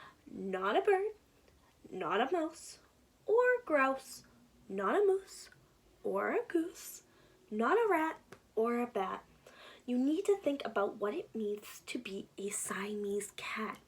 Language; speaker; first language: English; native; English